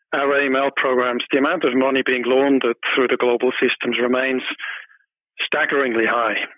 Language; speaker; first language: English; non-native, fluent; German